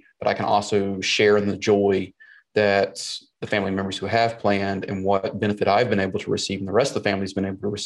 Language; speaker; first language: English; native; English